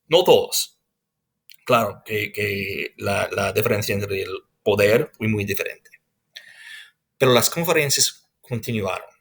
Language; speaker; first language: Spanish; non-native, fluent; English